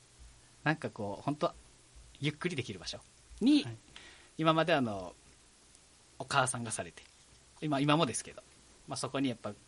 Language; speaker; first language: Japanese; native; Japanese